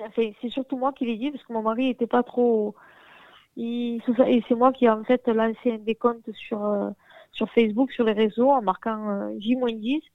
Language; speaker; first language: French; native; French